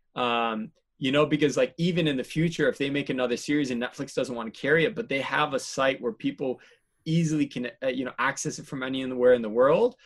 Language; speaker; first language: English; native; English